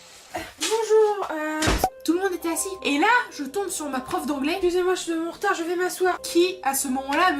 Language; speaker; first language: French; native; French